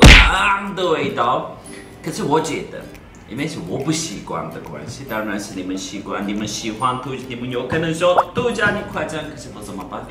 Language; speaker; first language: Chinese; non-native, fluent; Turkish